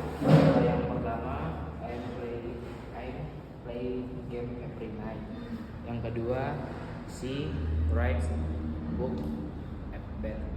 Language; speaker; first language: English; non-native, learner; Indonesian